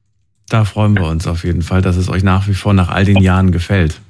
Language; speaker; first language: German; native; German